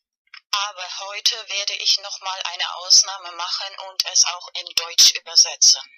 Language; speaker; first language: German; non-native, learner; Spanish